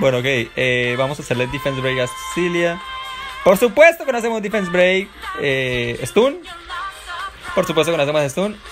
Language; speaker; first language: Spanish; native; Spanish